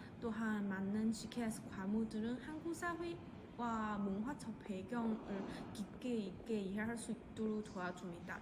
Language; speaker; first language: Korean; non-native, fluent; Chinese